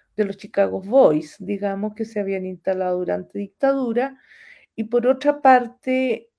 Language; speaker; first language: Spanish; native; Spanish